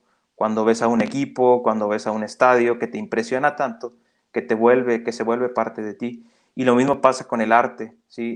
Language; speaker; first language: Spanish; native; Spanish